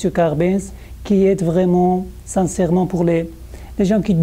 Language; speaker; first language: French; non-native, fluent; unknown